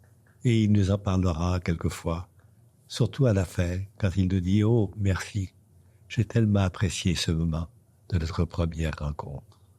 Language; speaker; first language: French; native; French